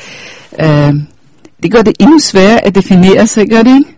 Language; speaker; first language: Danish; non-native, fluent; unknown